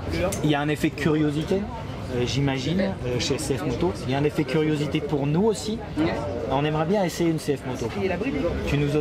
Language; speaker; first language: French; native; French